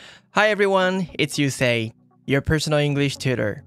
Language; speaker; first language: English; non-native, fluent; Japanese